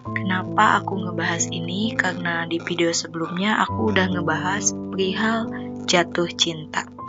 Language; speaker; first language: Indonesian; non-native, local second language; Sundanese